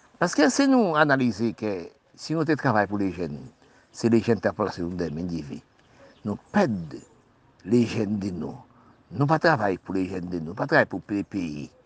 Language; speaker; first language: French; non-native, local second language; Haitian Creole